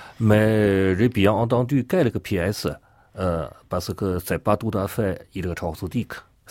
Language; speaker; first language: French; non-native, learner; Chinese